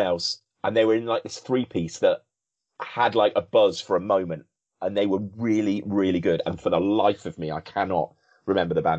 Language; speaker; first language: English; native; English